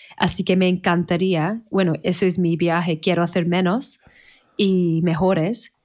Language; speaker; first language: Spanish; non-native, fluent; English